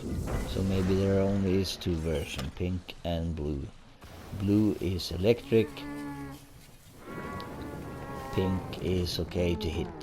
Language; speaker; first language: English; non-native, fluent; Swedish